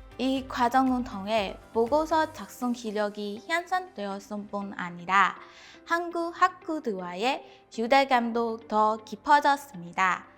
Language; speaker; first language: Korean; non-native, fluent; Burmese